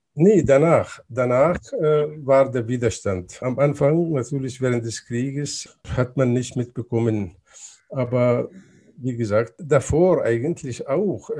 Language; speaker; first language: German; non-native, fluent; Arabic